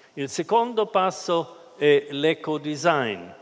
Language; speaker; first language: Italian; non-native, fluent; German